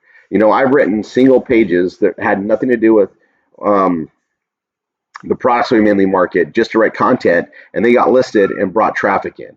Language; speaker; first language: English; native; English